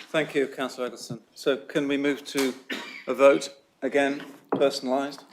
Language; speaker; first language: English; native; English